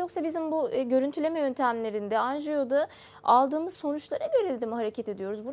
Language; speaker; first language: Turkish; native; Turkish